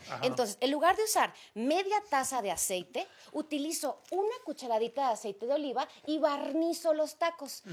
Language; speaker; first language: Spanish; native; Spanish